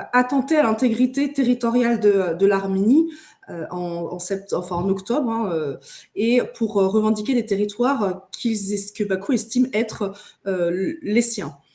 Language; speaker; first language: French; native; French